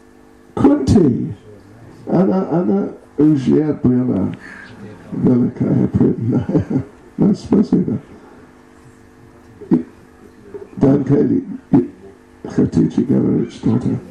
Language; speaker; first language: Russian; non-native, learner; English